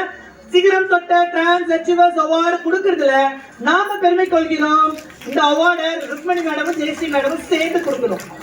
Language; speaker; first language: Tamil; native; Tamil